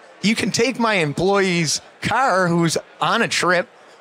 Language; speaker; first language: English; native; English